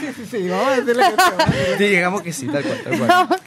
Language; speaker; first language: Spanish; native; Spanish